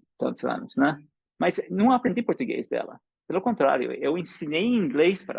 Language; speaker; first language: Portuguese; early bilingual, other home language; English